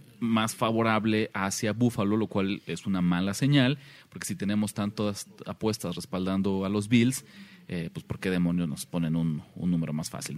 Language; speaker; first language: Spanish; native; Spanish